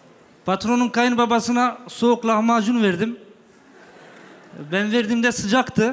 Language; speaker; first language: Turkish; native; Turkish